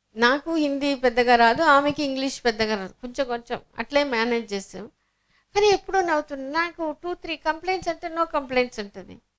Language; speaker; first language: Telugu; native; Telugu